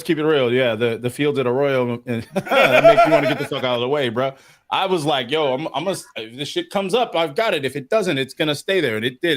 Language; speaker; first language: English; native; English